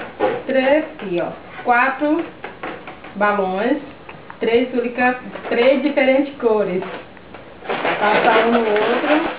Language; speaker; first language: Portuguese; native; Portuguese